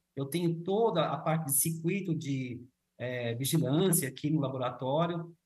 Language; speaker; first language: Portuguese; native; Portuguese